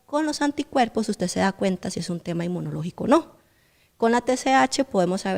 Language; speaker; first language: Spanish; native; Spanish